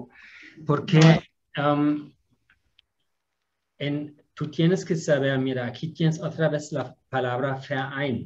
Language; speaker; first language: Spanish; non-native, fluent; German